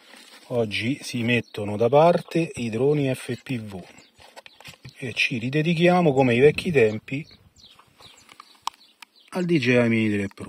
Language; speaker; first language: Italian; native; Italian